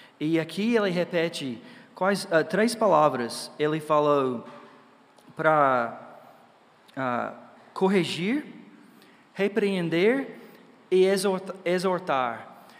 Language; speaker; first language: Portuguese; non-native, fluent; English